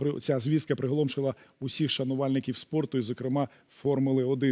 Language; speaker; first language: Ukrainian; native; Ukrainian